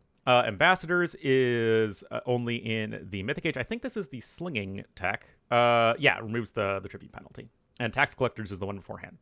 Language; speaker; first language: English; native; English